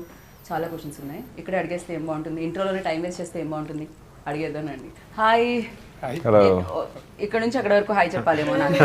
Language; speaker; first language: Telugu; native; Telugu